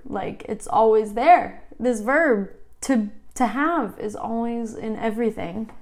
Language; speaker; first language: English; native; English